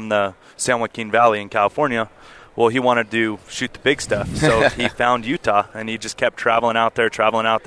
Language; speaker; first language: English; native; English